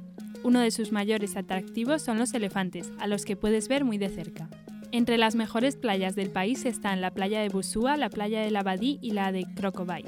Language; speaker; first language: Spanish; native; Spanish